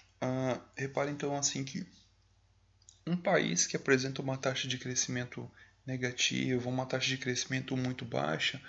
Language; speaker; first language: Portuguese; native; Portuguese